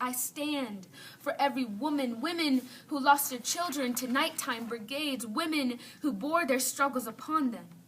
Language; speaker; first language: English; native; English